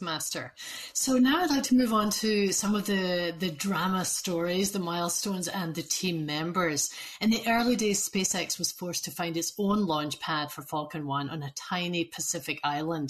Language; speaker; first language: English; native; English